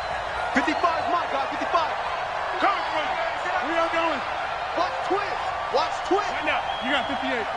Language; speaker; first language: English; native; English